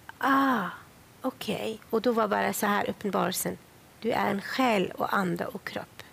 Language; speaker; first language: Swedish; non-native, fluent; Kurdish